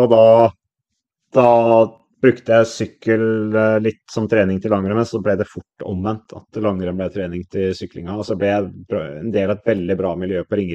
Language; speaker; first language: Norwegian; native; Norwegian